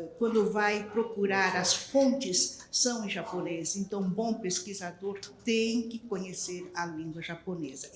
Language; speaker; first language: Portuguese; non-native, local second language; Japanese